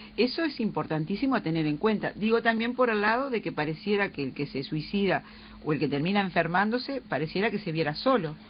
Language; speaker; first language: Spanish; native; Spanish